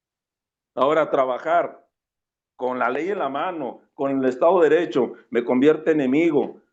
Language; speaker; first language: Spanish; native; Spanish